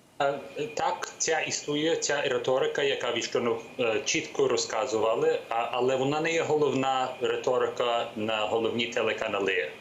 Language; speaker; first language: Ukrainian; early bilingual, heritage; English